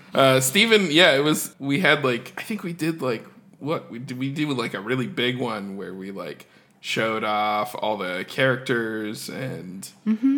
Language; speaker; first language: English; native; English